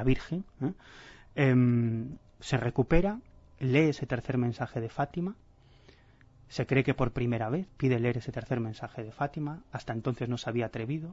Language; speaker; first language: Spanish; native; Spanish